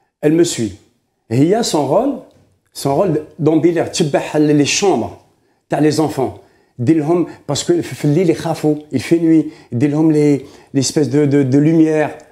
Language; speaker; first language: French; non-native, local second language; Arabic